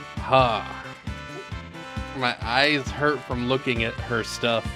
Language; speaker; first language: English; native; English